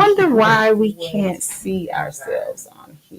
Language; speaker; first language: English; native; English